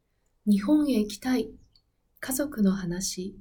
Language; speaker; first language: Japanese; non-native, learner; Spanish